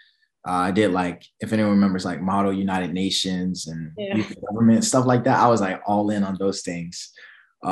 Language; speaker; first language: English; native; English